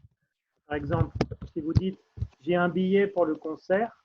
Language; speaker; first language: French; non-native, fluent; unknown